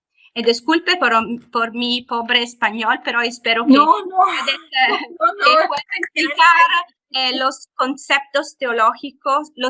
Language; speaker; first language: Spanish; non-native, fluent; Italian